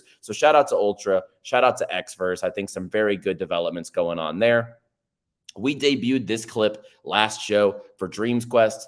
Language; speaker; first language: English; native; English